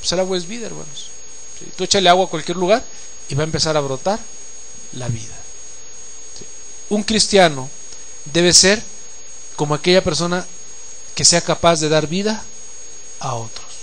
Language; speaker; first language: Spanish; native; Spanish